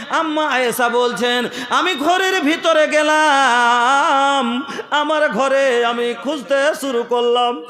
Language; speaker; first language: Bangla; non-native, local second language; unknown